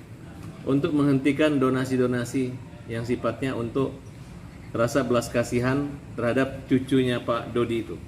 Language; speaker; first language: Indonesian; native; Indonesian